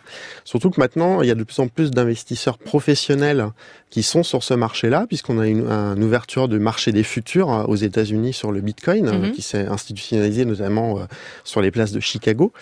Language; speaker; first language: French; native; French